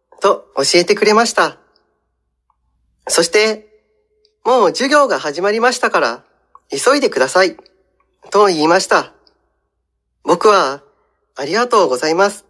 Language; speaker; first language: Japanese; non-native, fluent; Indonesian